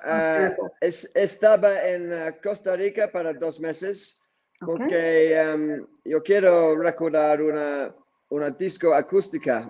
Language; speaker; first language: Spanish; non-native, learner; English